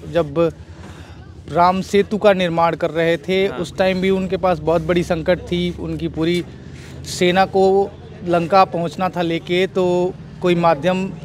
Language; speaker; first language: Hindi; native; Hindi